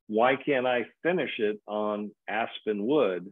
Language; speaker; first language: English; native; English